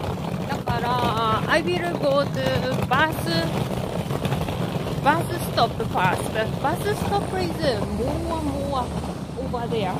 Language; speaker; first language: English; non-native, learner; Japanese